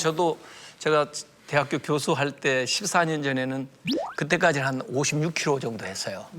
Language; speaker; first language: Korean; native; Korean